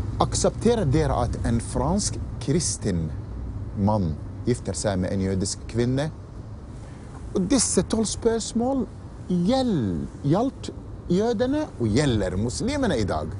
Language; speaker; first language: Norwegian; non-native, fluent; Arabic